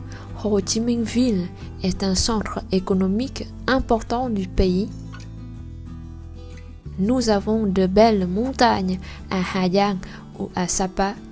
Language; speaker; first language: French; non-native, learner; Vietnamese